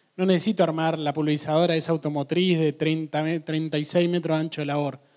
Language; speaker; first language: Spanish; native; Spanish